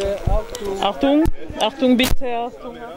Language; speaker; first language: German; non-native, learner; French